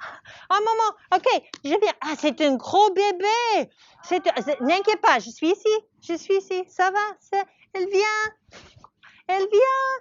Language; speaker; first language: French; non-native, learner; English